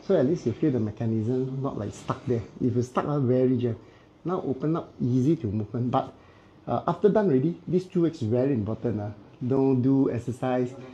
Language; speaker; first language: English; non-native, local second language; Cantonese